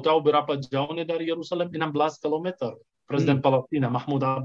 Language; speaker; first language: Indonesian; non-native, fluent; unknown